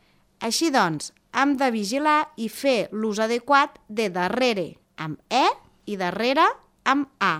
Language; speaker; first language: Catalan; native; Catalan